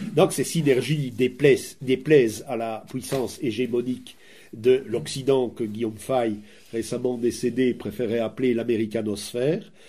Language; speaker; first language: French; native; French